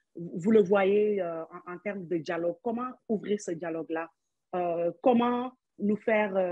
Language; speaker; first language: French; non-native, local second language; Wolof